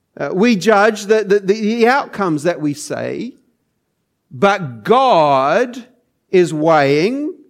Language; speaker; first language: English; native; English